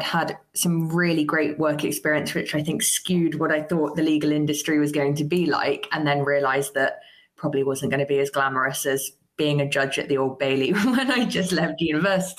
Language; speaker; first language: English; native; English